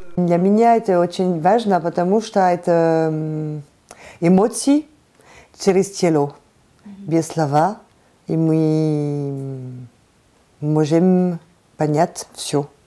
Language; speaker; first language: Russian; non-native, learner; French